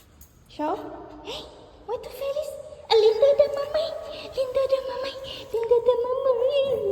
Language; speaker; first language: Portuguese; non-native, learner; Thai